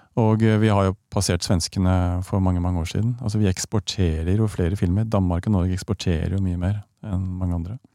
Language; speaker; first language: Norwegian; native; Norwegian